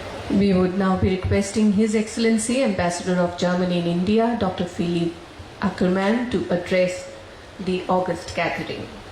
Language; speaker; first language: English; non-native, local second language; Bangla